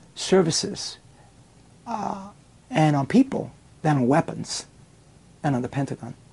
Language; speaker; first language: English; non-native, fluent; Spanish